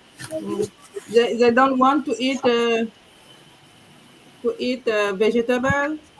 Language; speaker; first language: English; non-native, learner; French